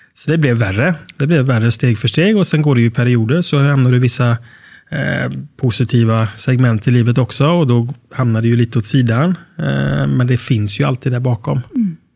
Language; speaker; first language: Swedish; native; Swedish